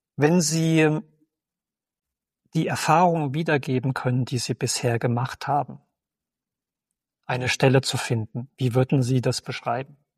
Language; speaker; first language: German; native; German